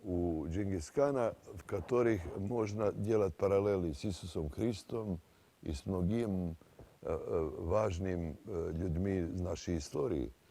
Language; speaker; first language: Russian; non-native, fluent; Serbian